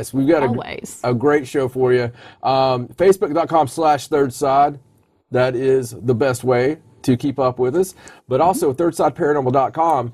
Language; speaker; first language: English; native; English